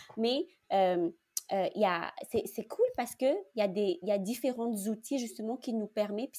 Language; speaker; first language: French; non-native, local second language; Malagasy